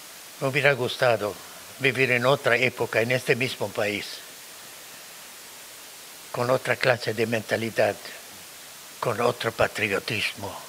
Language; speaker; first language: Spanish; non-native, fluent; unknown